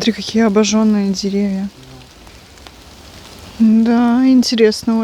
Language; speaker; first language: Russian; native; Russian